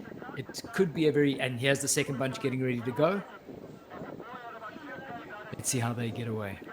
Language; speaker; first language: English; native; English